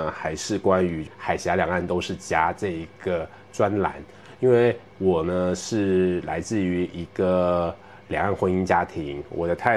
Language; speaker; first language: Chinese; native; Chinese